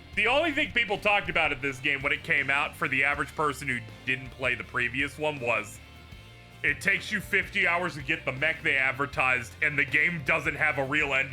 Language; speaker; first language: English; native; English